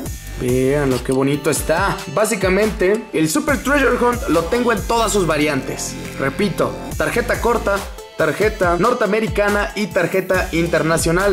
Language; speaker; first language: Spanish; native; Spanish